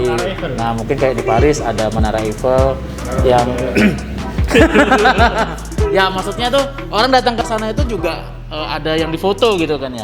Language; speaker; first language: Indonesian; native; Indonesian